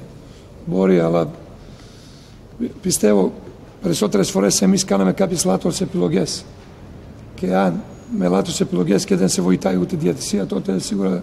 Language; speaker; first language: Greek; non-native, fluent; Serbian